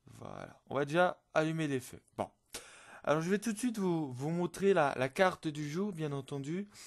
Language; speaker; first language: French; native; French